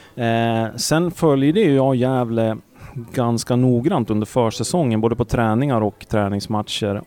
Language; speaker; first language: Swedish; native; Swedish